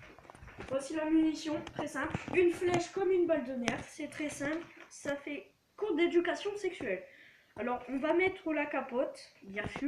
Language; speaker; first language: French; native; French